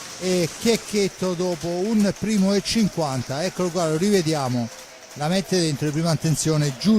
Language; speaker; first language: Italian; native; Italian